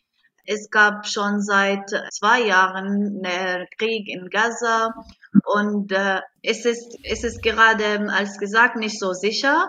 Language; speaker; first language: German; non-native, fluent; Arabic